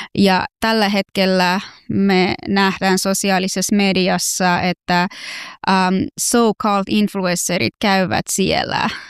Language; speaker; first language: Finnish; non-native, fluent; Persian